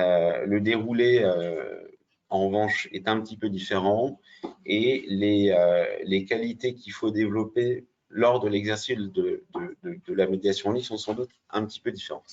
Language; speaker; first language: French; native; French